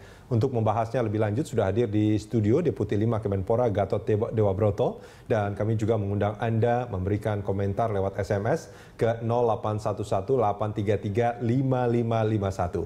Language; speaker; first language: Indonesian; native; Indonesian